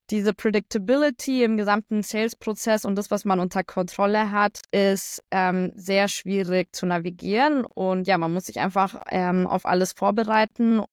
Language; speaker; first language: German; early bilingual, other home language; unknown